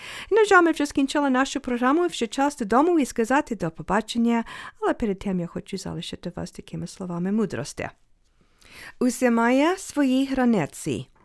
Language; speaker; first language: Ukrainian; early bilingual, heritage; Ukrainian